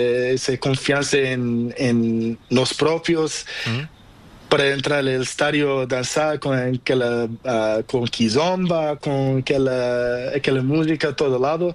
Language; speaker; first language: Spanish; non-native, learner; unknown